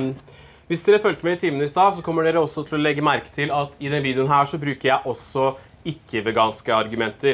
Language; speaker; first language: Norwegian; native; Norwegian